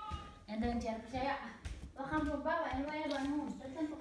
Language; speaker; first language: Dutch; non-native, learner; Arabic